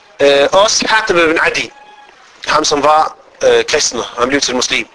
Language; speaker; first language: Danish; non-native, fluent; Arabic